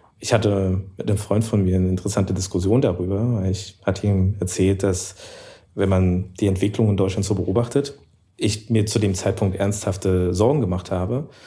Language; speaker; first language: German; early bilingual, other home language; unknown